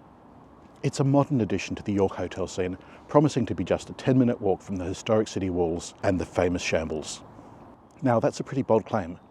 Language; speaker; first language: English; native; English